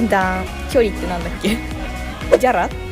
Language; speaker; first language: Indonesian; non-native, learner; Japanese